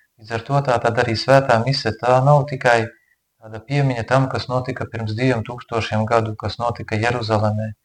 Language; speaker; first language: Latvian; native; Latvian